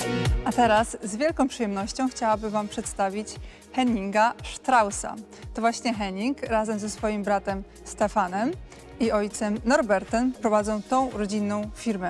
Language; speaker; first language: Polish; native; Polish